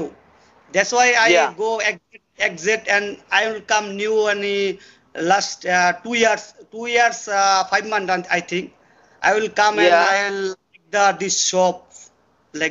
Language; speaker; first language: English; non-native, learner; Bangla